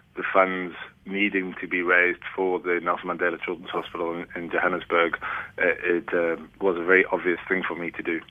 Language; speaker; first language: English; native; English